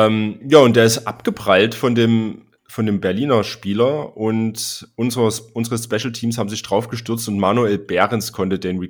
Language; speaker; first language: German; native; German